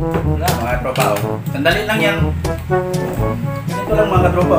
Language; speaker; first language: Filipino; non-native, local second language; Cebuano